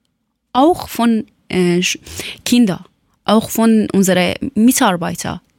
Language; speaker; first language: German; non-native, learner; Persian